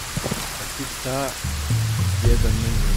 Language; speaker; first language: German; non-native, fluent; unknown